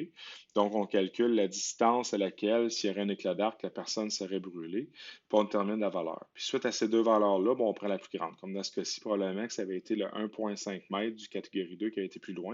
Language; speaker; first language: French; native; French